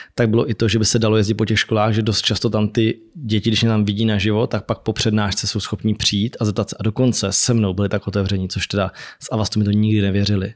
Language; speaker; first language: Czech; native; Czech